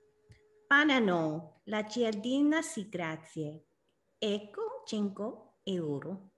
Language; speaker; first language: Italian; non-native, learner; English